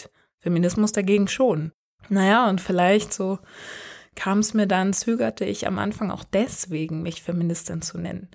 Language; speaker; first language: German; native; German